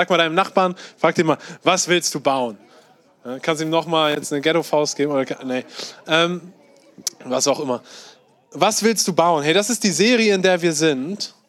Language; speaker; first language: German; native; German